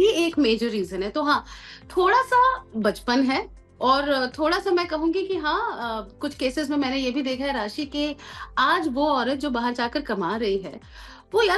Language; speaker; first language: Hindi; native; Hindi